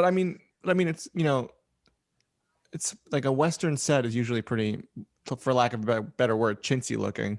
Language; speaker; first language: English; native; English